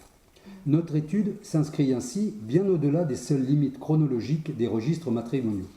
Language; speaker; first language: French; native; French